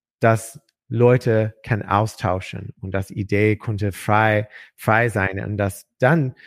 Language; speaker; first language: German; non-native, learner; English